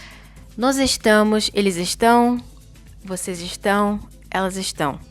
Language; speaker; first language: Portuguese; non-native, fluent; Arabic